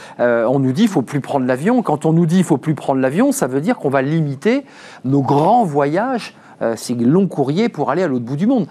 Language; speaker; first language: French; native; French